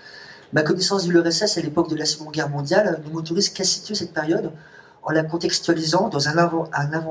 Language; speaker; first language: French; native; French